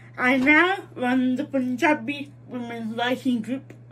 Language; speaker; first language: English; native; English